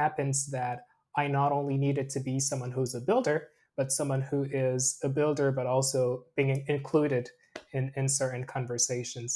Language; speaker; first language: English; non-native, local second language; Krio